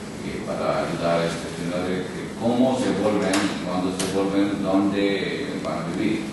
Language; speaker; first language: Spanish; non-native, local second language; Urdu